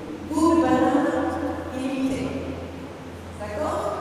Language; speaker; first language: French; non-native, local second language; Arabic